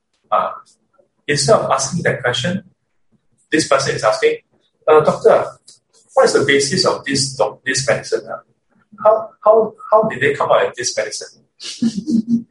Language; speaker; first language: English; native; English